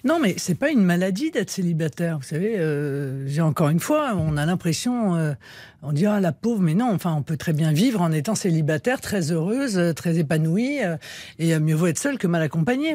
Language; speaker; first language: French; native; French